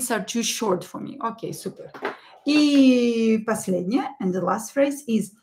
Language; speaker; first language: English; non-native, fluent; Russian